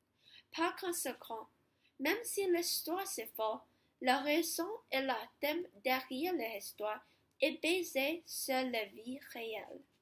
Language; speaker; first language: French; non-native, learner; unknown